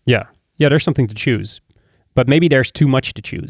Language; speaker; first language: English; non-native, fluent; Dutch